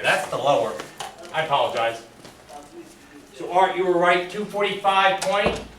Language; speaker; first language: English; native; English